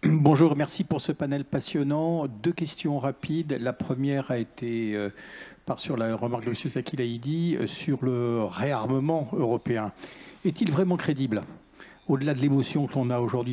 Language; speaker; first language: French; native; French